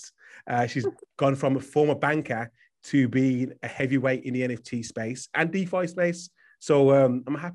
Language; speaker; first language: English; native; English